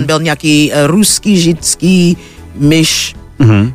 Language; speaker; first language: Czech; non-native, fluent; English